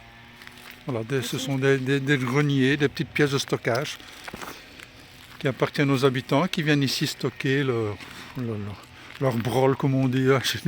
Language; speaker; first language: French; native; French